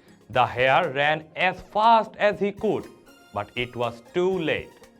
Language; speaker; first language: English; non-native, local second language; Bangla